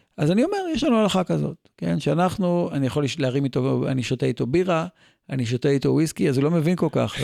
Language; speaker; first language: Hebrew; native; Hebrew